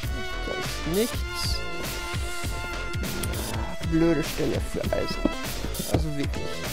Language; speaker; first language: German; native; German